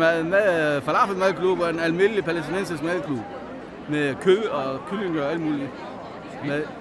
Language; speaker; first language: Danish; non-native, fluent; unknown